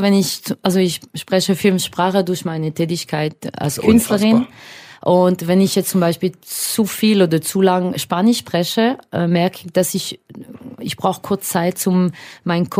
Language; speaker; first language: German; non-native, fluent; French